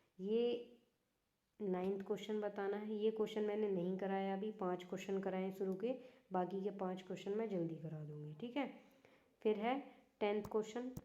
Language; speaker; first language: Hindi; native; Hindi